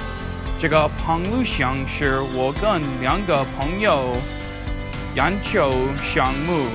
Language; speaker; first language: Chinese; non-native, learner; English